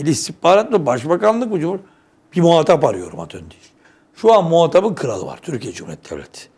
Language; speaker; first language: Turkish; native; Turkish